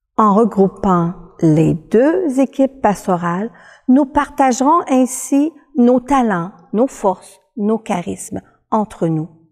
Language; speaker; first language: French; native; French